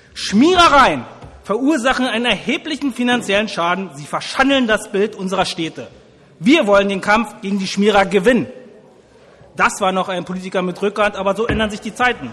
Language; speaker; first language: German; native; German